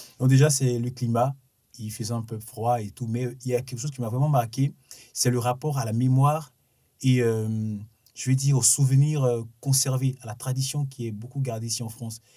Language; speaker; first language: French; non-native, local second language; Sango